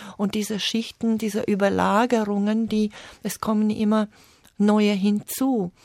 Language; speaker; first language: German; non-native, fluent; Slovak